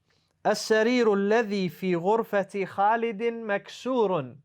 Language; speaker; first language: Arabic; non-native, fluent; English